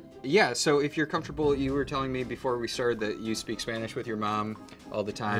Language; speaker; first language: English; native; English